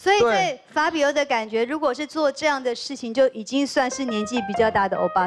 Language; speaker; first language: Chinese; native; Chinese